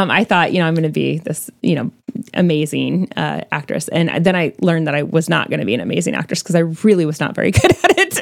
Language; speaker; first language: English; native; English